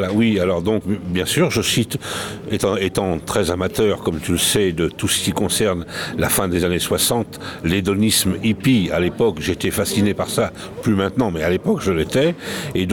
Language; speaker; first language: French; native; French